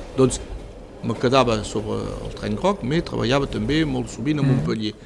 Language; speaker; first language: Catalan; early bilingual, heritage; Catalan